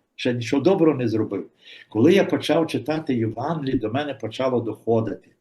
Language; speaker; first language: Ukrainian; native; Ukrainian